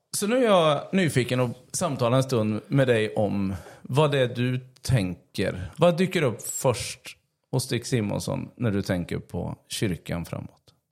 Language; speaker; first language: Swedish; native; Swedish